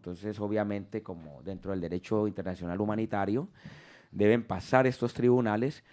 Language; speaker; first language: Spanish; native; Spanish